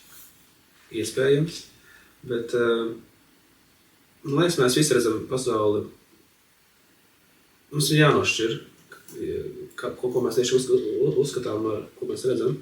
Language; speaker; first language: Latvian; native; Latvian